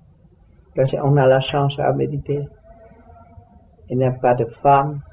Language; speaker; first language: French; non-native, learner; Vietnamese